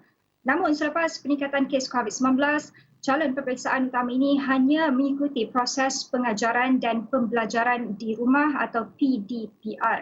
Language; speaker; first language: Malay; native; Malay